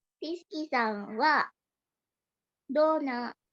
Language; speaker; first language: Japanese; non-native, learner; Indonesian